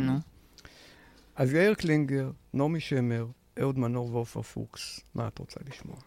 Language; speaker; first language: Hebrew; native; Hebrew